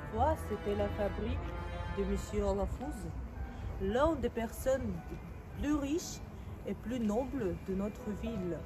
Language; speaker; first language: French; non-native, learner; Russian